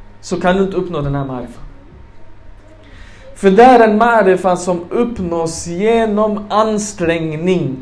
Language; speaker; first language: Swedish; non-native, fluent; Arabic